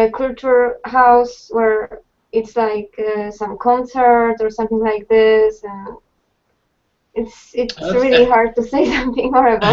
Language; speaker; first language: English; non-native, fluent; Polish